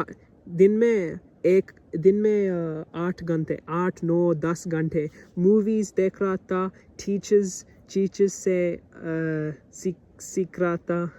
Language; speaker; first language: Hindi; non-native, learner; English